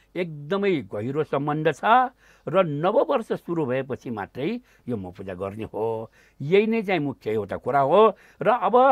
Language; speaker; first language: Nepali; non-native, local second language; Newari